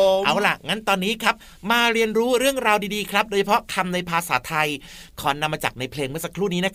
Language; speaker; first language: Thai; native; Thai